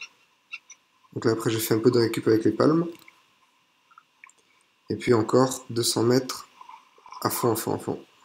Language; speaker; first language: French; native; French